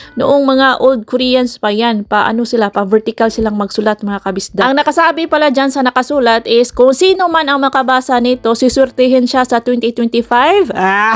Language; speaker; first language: Filipino; non-native, local second language; Cebuano